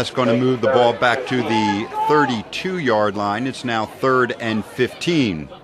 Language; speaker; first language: English; native; English